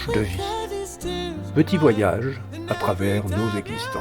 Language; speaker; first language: French; native; French